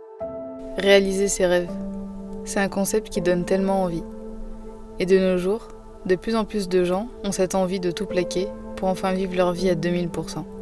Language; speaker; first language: French; native; French